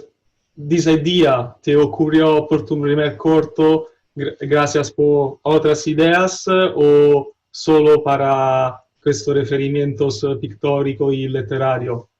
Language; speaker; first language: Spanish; non-native, learner; Italian